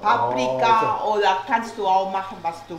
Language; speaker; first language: German; non-native, learner; Spanish